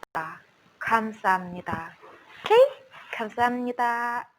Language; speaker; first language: Korean; non-native, learner; Indonesian